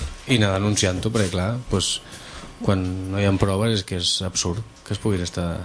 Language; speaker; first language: Catalan; native; Catalan